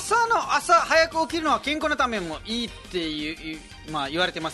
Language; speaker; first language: Japanese; non-native, fluent; Nepali